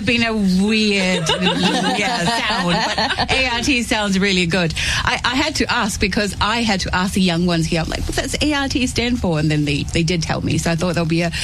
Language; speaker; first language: English; native; English